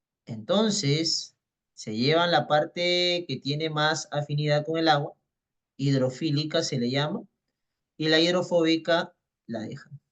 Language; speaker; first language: Spanish; native; Spanish